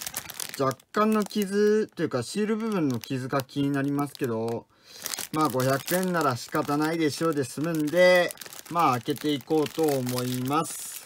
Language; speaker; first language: Japanese; native; Japanese